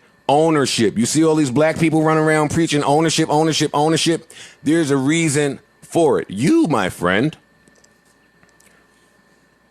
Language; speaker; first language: English; native; English